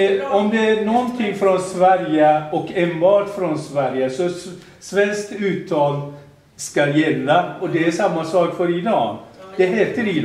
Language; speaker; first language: Swedish; non-native, fluent; Persian